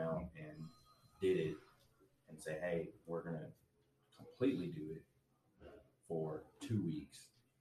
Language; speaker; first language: English; native; English